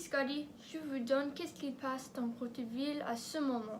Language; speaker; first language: French; non-native, learner; English